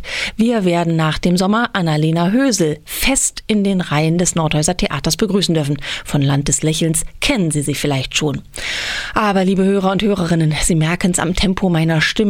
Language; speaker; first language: German; native; German